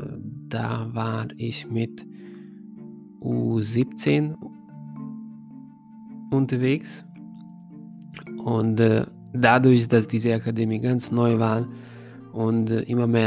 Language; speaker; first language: German; non-native, fluent; Hungarian